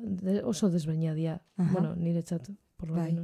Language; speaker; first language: Basque; non-native, local second language; Spanish